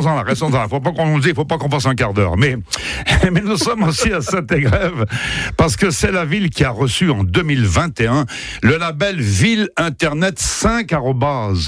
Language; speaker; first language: French; native; French